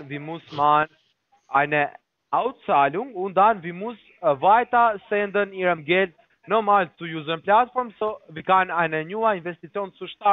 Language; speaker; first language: German; non-native, learner; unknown